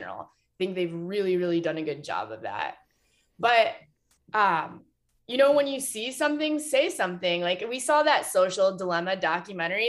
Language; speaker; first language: English; native; English